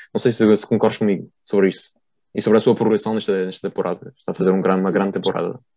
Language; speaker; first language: Portuguese; early bilingual, heritage; Portuguese